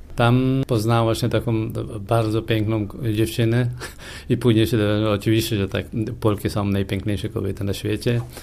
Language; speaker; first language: Polish; non-native, fluent; Persian